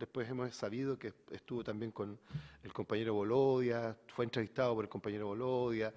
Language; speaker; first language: Spanish; native; Spanish